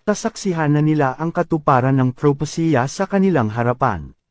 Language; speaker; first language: Filipino; native; Filipino